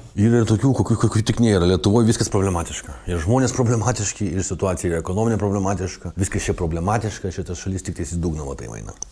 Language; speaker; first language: Lithuanian; native; Lithuanian